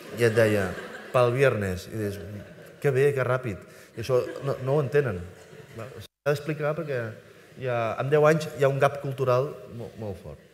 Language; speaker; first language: Catalan; native; Catalan